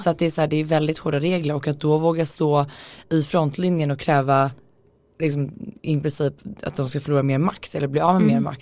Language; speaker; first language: Swedish; native; Swedish